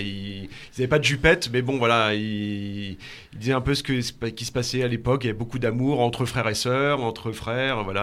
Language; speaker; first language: French; native; French